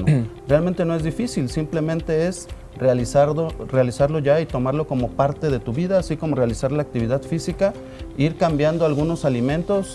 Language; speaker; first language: Spanish; native; Spanish